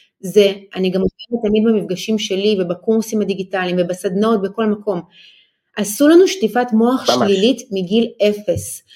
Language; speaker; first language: Hebrew; early bilingual, other home language; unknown